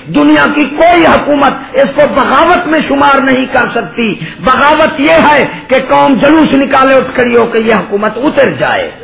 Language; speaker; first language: Urdu; non-native, local second language; Punjabi